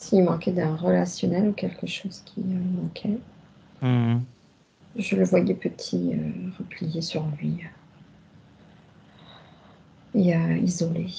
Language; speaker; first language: French; native; French